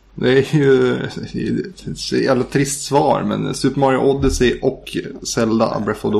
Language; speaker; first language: Swedish; native; Swedish